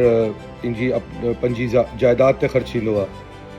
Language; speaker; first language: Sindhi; non-native, local second language; Urdu